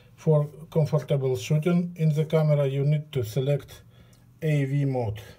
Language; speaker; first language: English; non-native, learner; Russian